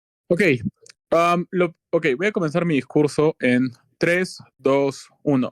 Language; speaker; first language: Spanish; native; Spanish